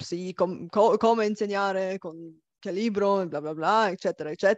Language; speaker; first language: Italian; non-native, fluent; Bulgarian